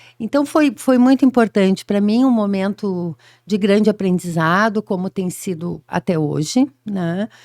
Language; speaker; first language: Portuguese; native; Portuguese